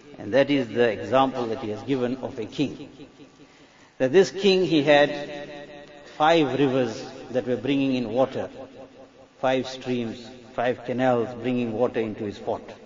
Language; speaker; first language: English; native; English